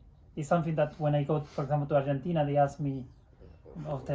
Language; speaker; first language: English; non-native, learner; Spanish